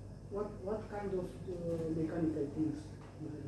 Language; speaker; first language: English; non-native, fluent; Romanian